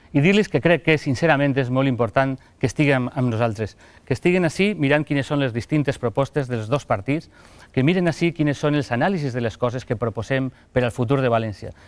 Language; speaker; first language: Catalan; non-native, local second language; Spanish